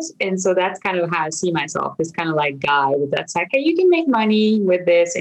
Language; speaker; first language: English; non-native, fluent; French